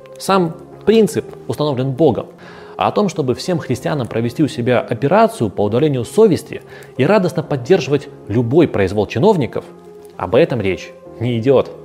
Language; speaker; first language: Russian; native; Russian